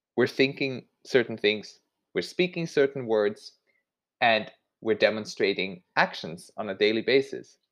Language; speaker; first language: English; non-native, fluent; Swiss German